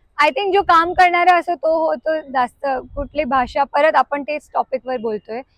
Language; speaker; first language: Marathi; non-native, local second language; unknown